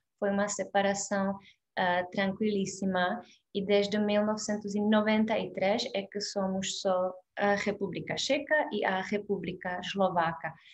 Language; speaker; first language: Portuguese; non-native, fluent; Czech